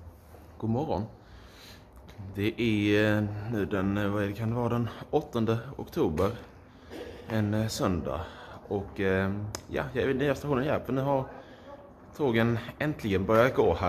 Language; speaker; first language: Swedish; native; Swedish